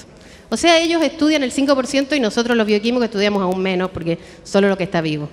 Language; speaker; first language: Spanish; native; Spanish